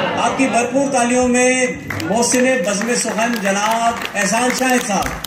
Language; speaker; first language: Urdu; native; Urdu